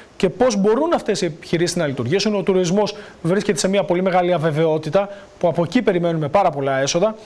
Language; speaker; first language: Greek; native; Greek